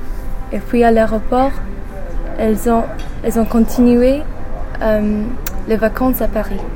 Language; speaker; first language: French; non-native, learner; English